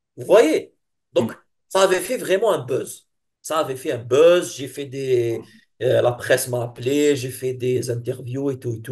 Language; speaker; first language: French; non-native, local second language; Arabic